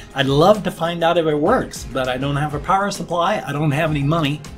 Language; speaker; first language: English; native; English